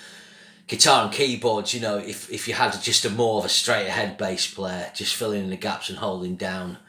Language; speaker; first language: English; native; English